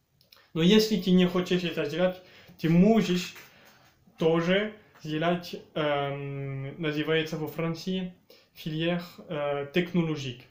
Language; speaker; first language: Russian; early bilingual, heritage; French